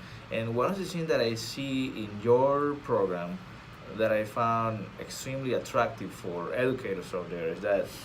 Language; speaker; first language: English; non-native, fluent; Spanish